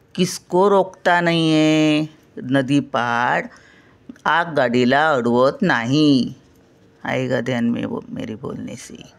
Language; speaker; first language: Hindi; non-native, local second language; Marathi